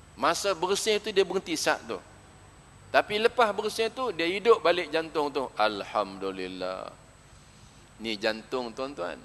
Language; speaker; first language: Malay; native; Malay